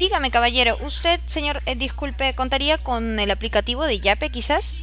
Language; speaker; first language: Spanish; native; Spanish